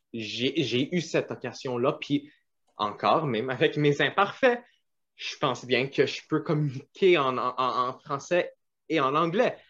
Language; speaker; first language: French; non-native, local second language; English